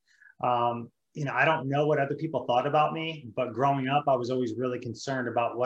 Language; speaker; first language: English; native; English